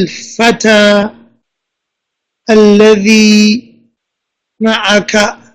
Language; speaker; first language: Arabic; non-native, fluent; English